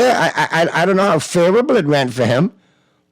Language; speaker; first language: English; native; English